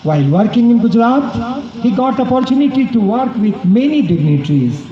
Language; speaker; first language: English; non-native, local second language; Hindi